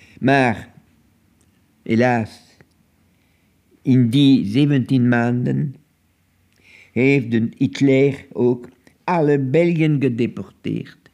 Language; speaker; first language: Dutch; non-native, local second language; French